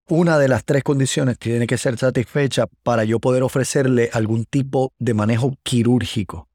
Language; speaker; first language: Spanish; native; Spanish